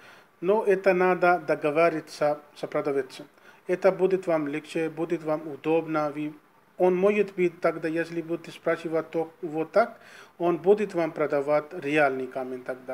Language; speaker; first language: Russian; non-native, learner; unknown